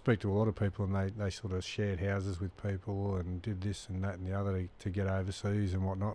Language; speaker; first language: English; native; English